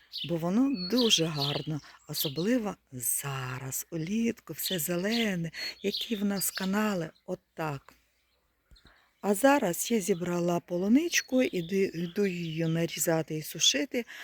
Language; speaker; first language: Ukrainian; non-native, fluent; Russian